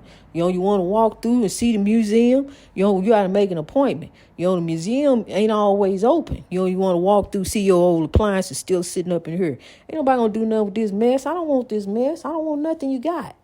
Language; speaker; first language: English; native; English